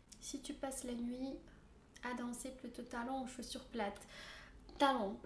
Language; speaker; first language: French; non-native, fluent; Armenian